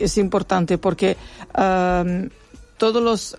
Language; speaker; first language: Spanish; non-native, learner; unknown